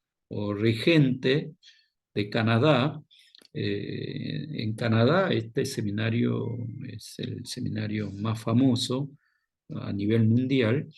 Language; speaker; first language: Spanish; non-native, fluent; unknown